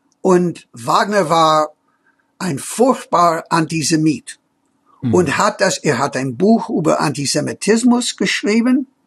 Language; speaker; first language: German; non-native, fluent; English